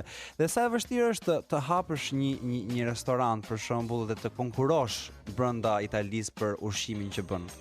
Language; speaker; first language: Albanian; native; Albanian